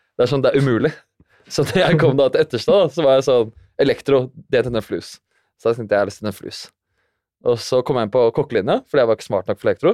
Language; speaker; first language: Norwegian; native; Norwegian